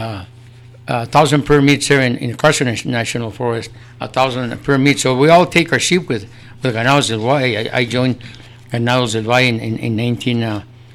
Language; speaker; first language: English; early bilingual, other home language; Spanish